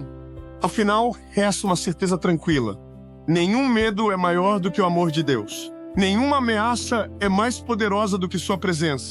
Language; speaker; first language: Portuguese; native; Portuguese